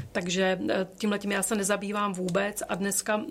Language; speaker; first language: Czech; native; Czech